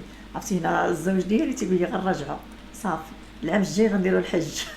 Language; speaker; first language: Arabic; native; Arabic